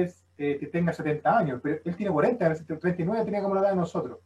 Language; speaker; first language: Spanish; native; Spanish